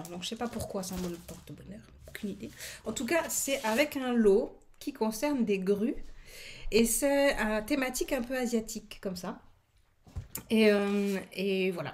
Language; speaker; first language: French; native; French